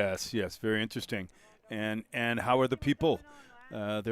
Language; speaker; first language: English; native; English